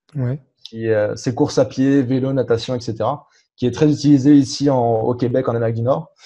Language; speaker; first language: French; native; French